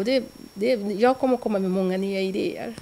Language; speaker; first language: Swedish; early bilingual, other home language; Lingala